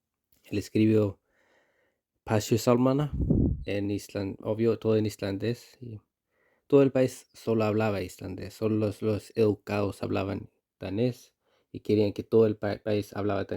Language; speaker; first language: Spanish; non-native, fluent; Icelandic